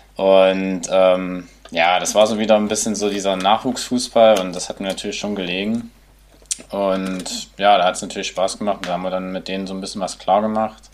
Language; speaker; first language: German; native; German